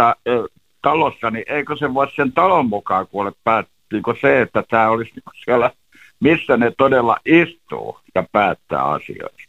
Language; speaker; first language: Finnish; native; Finnish